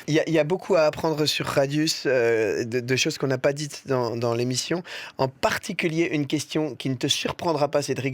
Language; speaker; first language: French; native; French